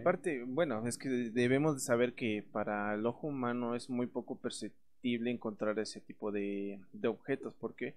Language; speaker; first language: Spanish; native; Spanish